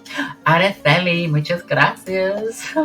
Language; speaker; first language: Spanish; non-native, learner; English